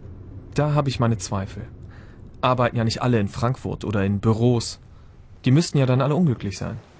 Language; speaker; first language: German; native; German